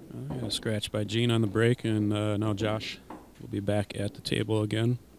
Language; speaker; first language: English; native; English